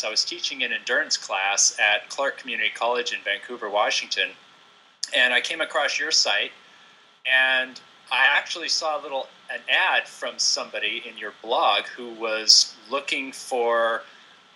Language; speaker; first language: English; native; English